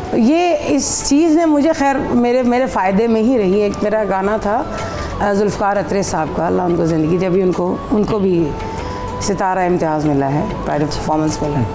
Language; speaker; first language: Urdu; non-native, local second language; Punjabi